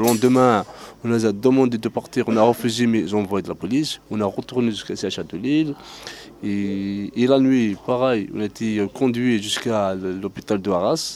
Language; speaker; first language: French; non-native, fluent; Arabic